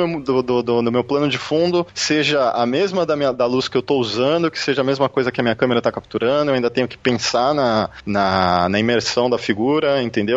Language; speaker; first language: Portuguese; native; Portuguese